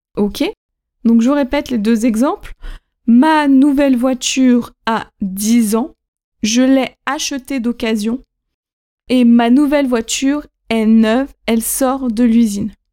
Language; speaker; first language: French; native; French